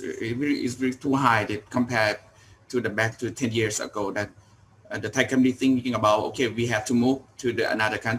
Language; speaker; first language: English; non-native, learner; Thai